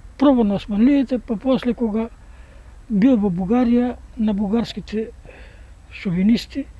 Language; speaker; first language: Macedonian; native; Macedonian